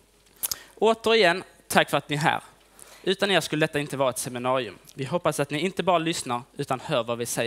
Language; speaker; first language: Swedish; native; Swedish